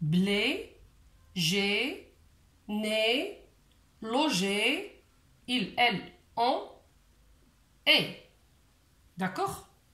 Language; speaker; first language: French; non-native, local second language; Arabic